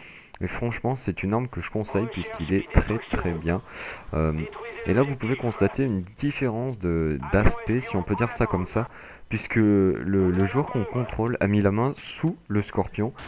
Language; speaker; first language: French; native; French